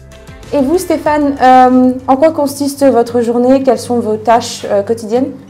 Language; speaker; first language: French; native; French